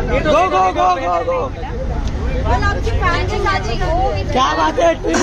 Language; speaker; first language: Hindi; native; Hindi